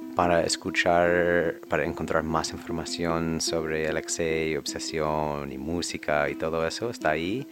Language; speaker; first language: Spanish; non-native, fluent; English